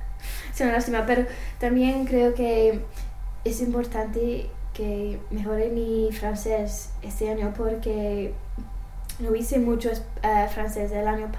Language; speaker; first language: Spanish; non-native, learner; English